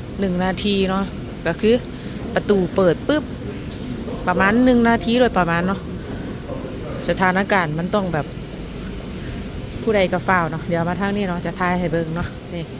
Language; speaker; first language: Thai; non-native, local second language; Northeastern Thai